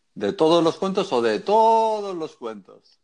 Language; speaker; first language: Spanish; native; Spanish